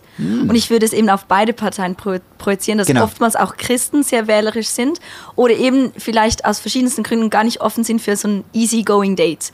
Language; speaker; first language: German; native; German